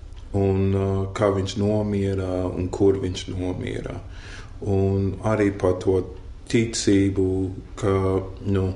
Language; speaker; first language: Latvian; non-native, fluent; English